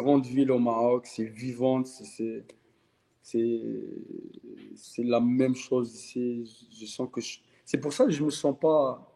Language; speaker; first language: French; non-native, local second language; Arabic